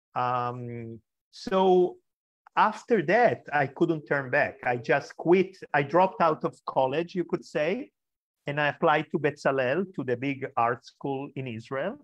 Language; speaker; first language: English; early bilingual, other home language; Spanish